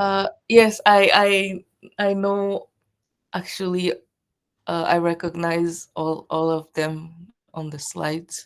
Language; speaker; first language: English; non-native, fluent; Japanese